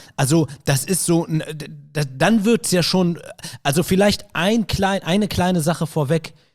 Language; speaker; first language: German; early bilingual, other home language; Arabic